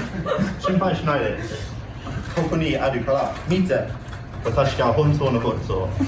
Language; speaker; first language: Japanese; non-native, learner; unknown